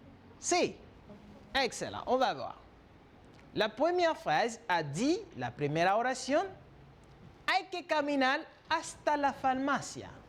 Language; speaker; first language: Spanish; non-native, fluent; French